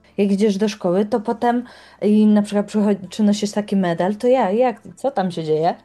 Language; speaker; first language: Polish; native; Polish